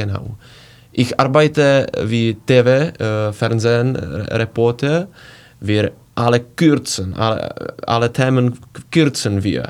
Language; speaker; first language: German; non-native, learner; Czech